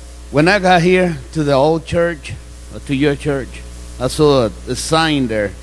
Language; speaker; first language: English; non-native, learner; Spanish